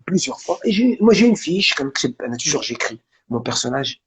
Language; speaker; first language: French; non-native, local second language; Arabic